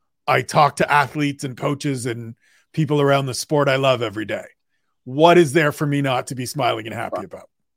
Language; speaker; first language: English; native; English